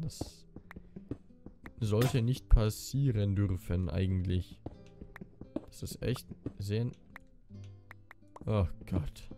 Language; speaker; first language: German; native; German